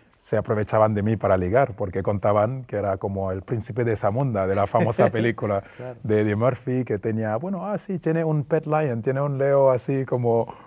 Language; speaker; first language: Spanish; non-native, fluent; French